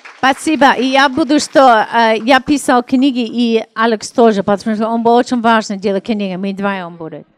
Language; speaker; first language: Russian; non-native, learner; English